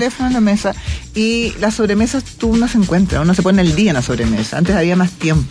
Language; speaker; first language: Spanish; native; Spanish